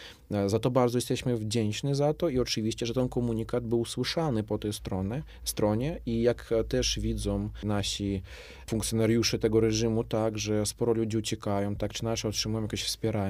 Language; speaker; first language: Polish; non-native, fluent; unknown